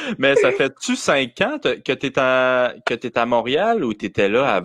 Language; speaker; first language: French; native; French